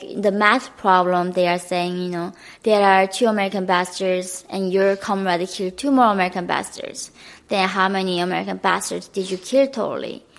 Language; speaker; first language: English; non-native, fluent; Korean